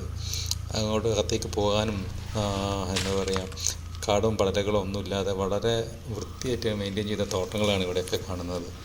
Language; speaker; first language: Malayalam; native; Malayalam